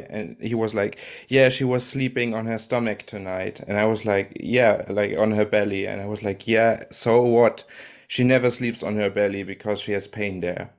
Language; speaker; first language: English; non-native, fluent; German